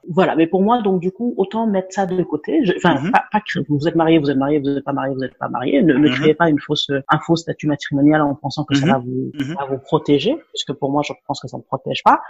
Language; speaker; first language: French; non-native, local second language; Wolof